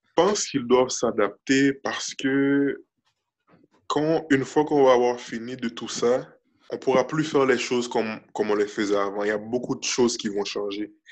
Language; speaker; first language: French; early bilingual, other home language; Haitian Creole